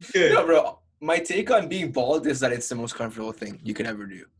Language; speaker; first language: English; early bilingual, other home language; Spanish